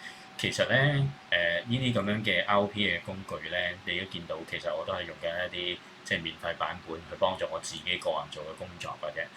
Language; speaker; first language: Cantonese; native; Cantonese